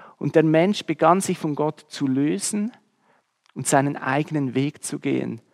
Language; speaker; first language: German; native; German